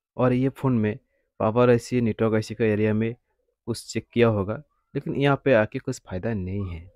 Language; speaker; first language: Hindi; non-native, local second language; Bangla